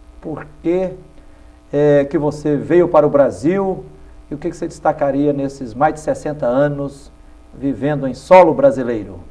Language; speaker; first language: Portuguese; native; Portuguese